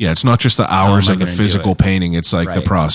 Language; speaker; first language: English; native; English